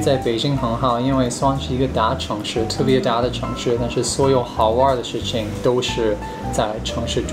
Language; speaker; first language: Chinese; non-native, fluent; English